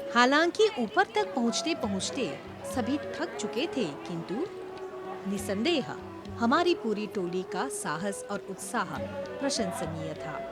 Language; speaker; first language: Hindi; non-native, local second language; Morisyen